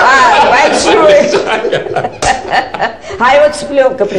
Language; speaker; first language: Russian; native; Russian